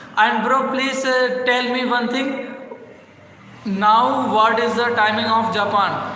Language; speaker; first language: English; non-native, learner; Hindi